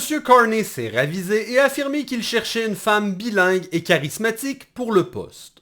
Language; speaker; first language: French; native; French